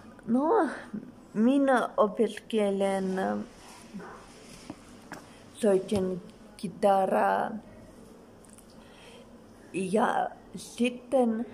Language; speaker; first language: Finnish; non-native, learner; Russian